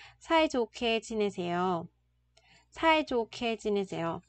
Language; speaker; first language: Korean; non-native, fluent; Vietnamese